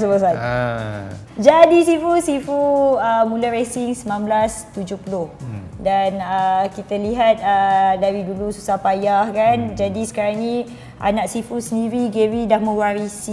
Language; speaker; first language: Malay; native; Malay